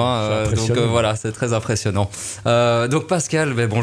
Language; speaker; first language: French; native; French